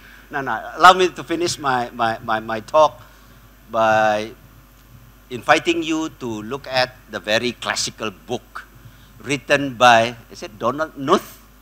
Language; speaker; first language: English; non-native, fluent; Indonesian